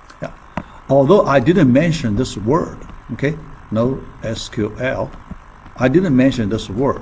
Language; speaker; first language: English; non-native, fluent; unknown